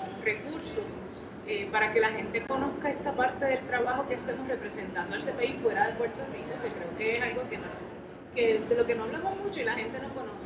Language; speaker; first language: Spanish; native; Spanish